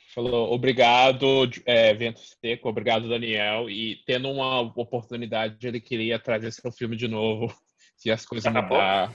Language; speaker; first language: Portuguese; early bilingual, heritage; Portuguese